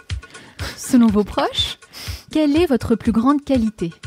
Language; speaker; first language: French; native; French